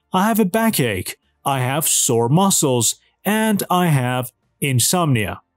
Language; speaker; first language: English; non-native, fluent; Persian